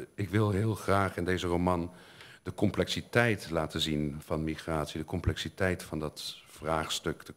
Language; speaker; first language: Dutch; native; Dutch